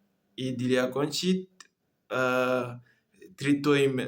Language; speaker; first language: Russian; non-native, learner; Comorian